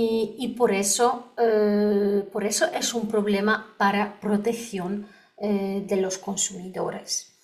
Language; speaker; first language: Spanish; non-native, learner; Polish